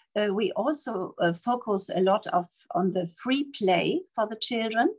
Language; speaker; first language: English; non-native, fluent; German